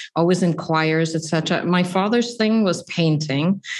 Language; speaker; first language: English; non-native, fluent; Swedish